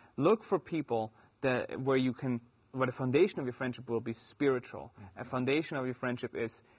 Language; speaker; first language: English; non-native, fluent; German